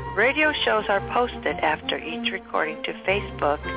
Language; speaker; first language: English; native; English